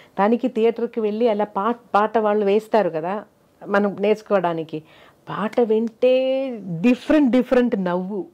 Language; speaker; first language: Telugu; non-native, fluent; Malayalam